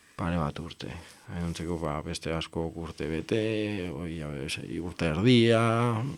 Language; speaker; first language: Basque; native; Basque